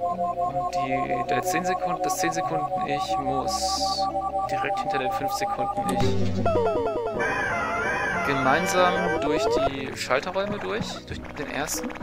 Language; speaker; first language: German; native; German